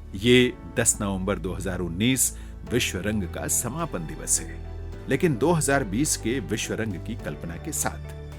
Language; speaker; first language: Hindi; native; Hindi